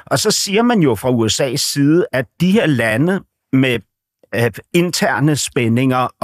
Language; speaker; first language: Danish; native; Danish